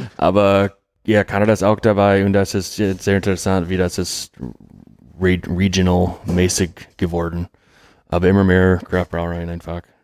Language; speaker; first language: German; non-native, learner; English